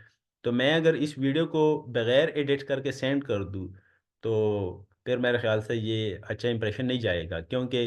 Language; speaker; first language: Hindi; non-native, local second language; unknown